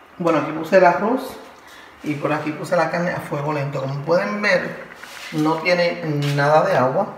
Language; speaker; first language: Spanish; native; Spanish